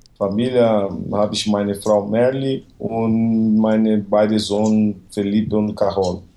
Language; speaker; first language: German; non-native, learner; Portuguese